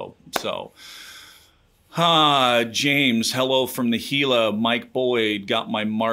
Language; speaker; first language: English; native; English